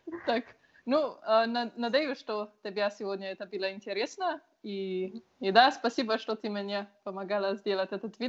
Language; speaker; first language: Russian; non-native, learner; Slovenian